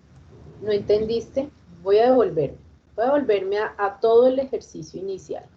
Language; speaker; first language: Spanish; native; Spanish